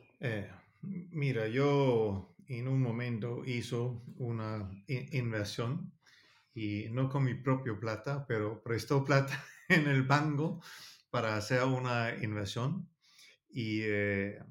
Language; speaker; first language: Spanish; non-native, learner; Danish